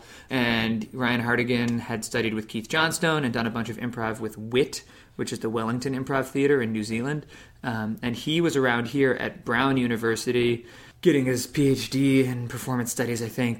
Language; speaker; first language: English; native; English